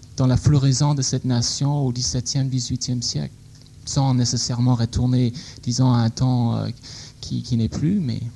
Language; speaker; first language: French; non-native, fluent; English